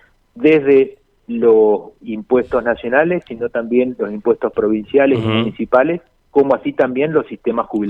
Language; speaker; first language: Spanish; native; Spanish